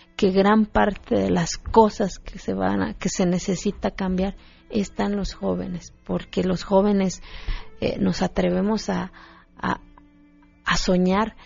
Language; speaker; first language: Spanish; non-native, local second language; Zapotec